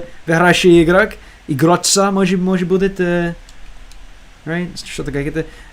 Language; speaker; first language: Russian; non-native, learner; English